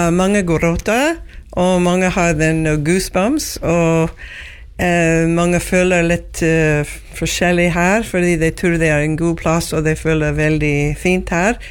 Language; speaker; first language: Norwegian; non-native, learner; English